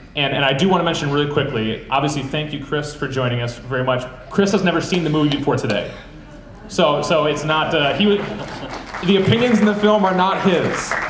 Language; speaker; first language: English; native; English